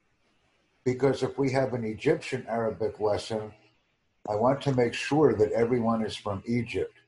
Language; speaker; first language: English; non-native, fluent; Romanian